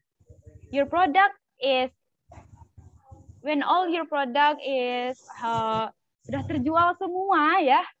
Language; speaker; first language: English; non-native, learner; Malay